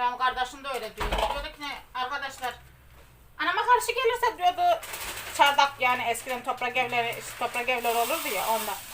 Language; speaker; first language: Turkish; native; Turkish